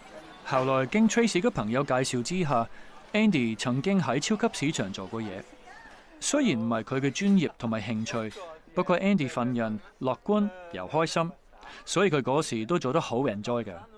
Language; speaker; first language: Cantonese; native; Cantonese